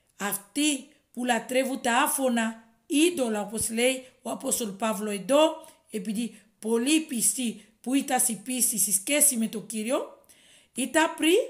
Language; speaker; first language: Greek; non-native, fluent; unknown